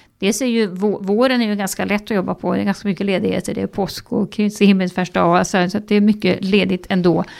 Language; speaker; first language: Swedish; native; Swedish